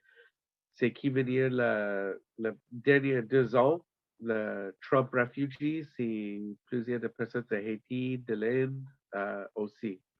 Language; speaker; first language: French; non-native, learner; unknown